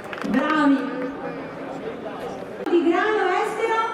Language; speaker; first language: Italian; native; Italian